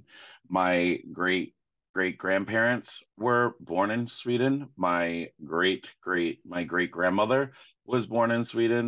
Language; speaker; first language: English; native; English